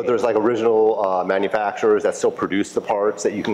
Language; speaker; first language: English; native; English